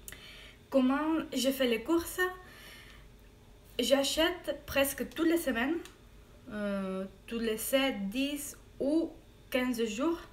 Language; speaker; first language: French; non-native, fluent; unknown